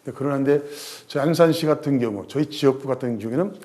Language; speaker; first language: Korean; native; Korean